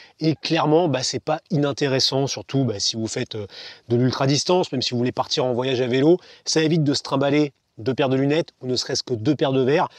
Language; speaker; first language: French; native; French